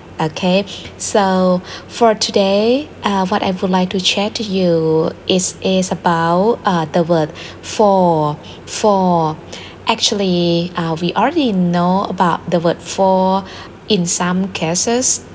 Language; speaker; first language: English; non-native, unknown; Thai